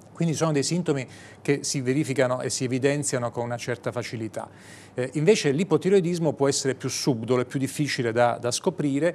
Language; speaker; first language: Italian; native; Italian